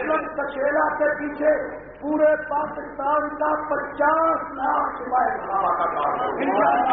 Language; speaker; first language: Urdu; native; Urdu